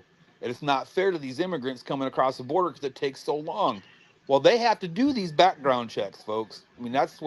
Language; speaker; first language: English; native; English